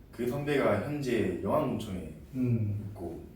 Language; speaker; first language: Korean; native; Korean